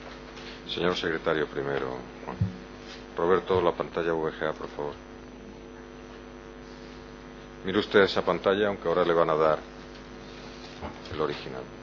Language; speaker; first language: Spanish; native; Spanish